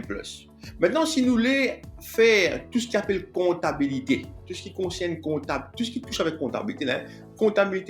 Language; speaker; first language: French; non-native, local second language; Morisyen